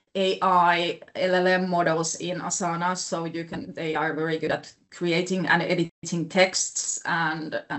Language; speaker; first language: English; non-native, fluent; Finnish